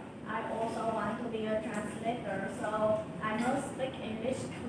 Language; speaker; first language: English; non-native, learner; Vietnamese